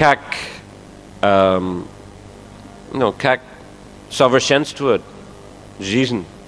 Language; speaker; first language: Russian; non-native, fluent; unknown